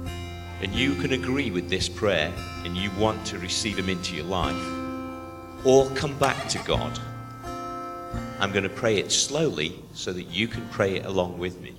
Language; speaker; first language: English; native; English